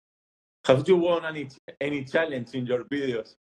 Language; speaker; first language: English; non-native, learner; Spanish